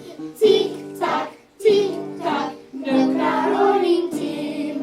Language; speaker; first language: Albanian; early bilingual, heritage; Albanian